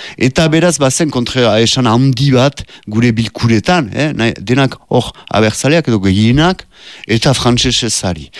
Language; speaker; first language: Basque; native; Basque